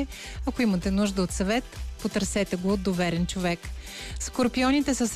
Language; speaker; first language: Bulgarian; native; Bulgarian